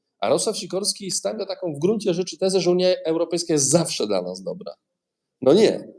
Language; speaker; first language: Polish; native; Polish